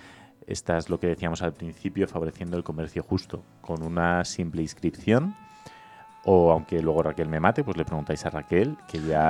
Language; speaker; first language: Spanish; native; Spanish